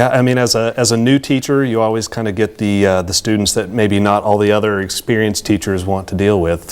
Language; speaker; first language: English; native; English